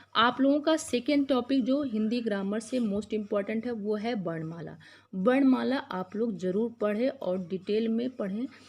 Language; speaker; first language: Hindi; native; Hindi